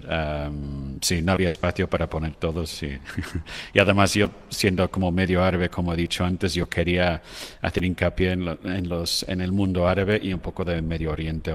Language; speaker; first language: Spanish; non-native, fluent; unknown